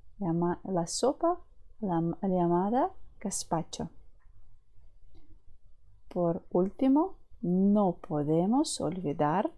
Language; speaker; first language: Spanish; non-native, fluent; Ukrainian